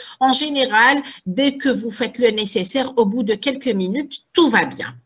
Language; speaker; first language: French; non-native, local second language; Arabic